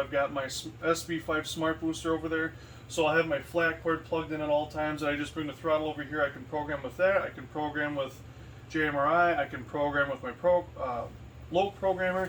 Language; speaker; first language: English; native; English